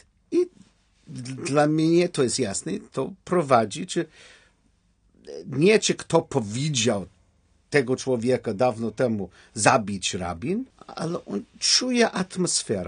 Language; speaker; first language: Polish; non-native, learner; English